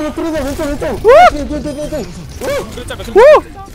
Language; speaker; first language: Korean; native; Korean